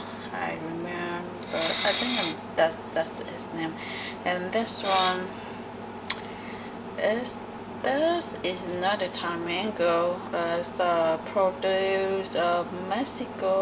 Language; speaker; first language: English; non-native, learner; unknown